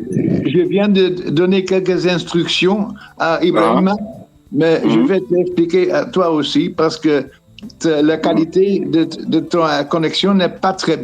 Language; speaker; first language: French; non-native, fluent; Dutch